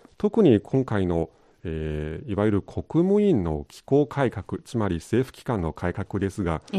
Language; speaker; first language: Japanese; non-native, fluent; Chinese